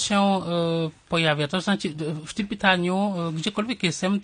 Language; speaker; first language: Polish; non-native, fluent; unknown